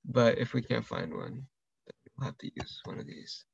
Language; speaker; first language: English; early bilingual, other home language; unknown